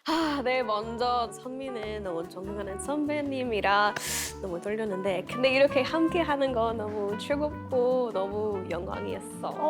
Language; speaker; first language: Korean; non-native, fluent; English